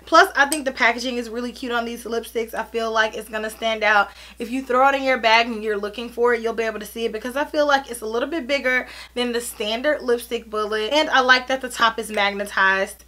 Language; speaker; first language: English; native; English